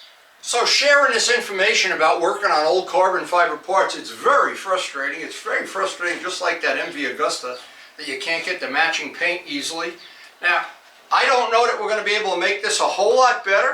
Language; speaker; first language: English; native; English